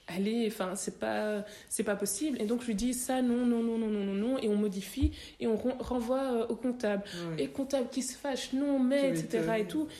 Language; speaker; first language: French; native; French